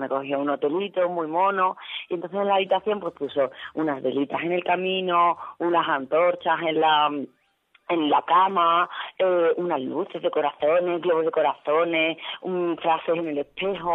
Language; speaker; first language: Spanish; native; Spanish